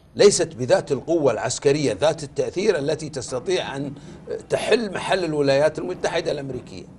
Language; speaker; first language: Arabic; native; Arabic